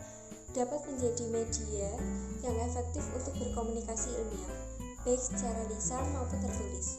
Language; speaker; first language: Indonesian; native; Indonesian